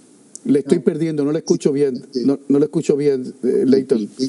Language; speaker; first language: Spanish; native; Spanish